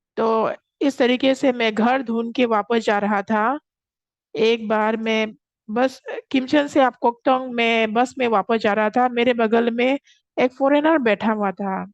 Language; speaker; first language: Hindi; non-native, fluent; Korean